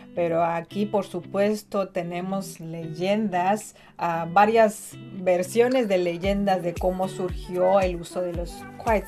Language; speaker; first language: Spanish; non-native, fluent; Chinese